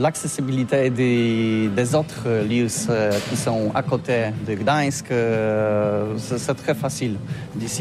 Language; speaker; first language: French; non-native, learner; Polish